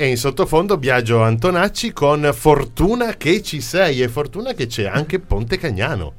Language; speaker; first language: Italian; native; Italian